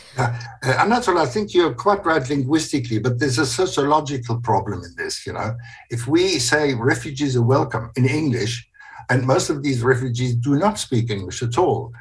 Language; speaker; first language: English; non-native, fluent; German